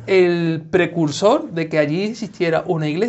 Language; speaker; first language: Spanish; native; Spanish